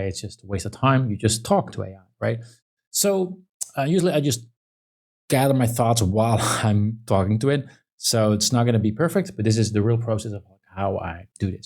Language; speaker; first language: English; non-native, fluent; Dutch